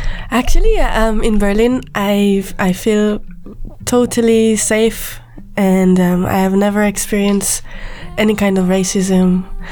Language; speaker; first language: English; non-native, fluent; Hebrew